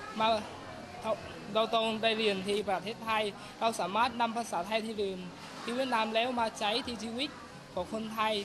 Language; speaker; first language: Thai; non-native, learner; Vietnamese